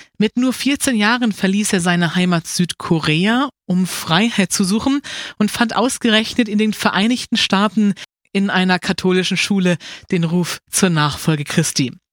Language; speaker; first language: German; native; German